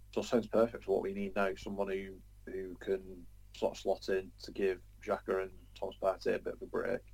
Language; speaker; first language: English; native; English